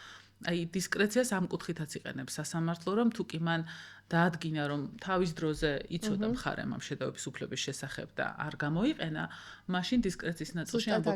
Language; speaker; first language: Georgian; native; Georgian